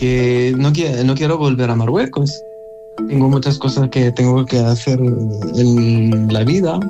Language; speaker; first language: Spanish; non-native, learner; Arabic